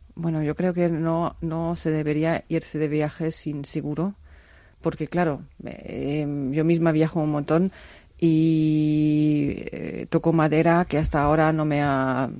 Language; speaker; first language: Spanish; non-native, fluent; German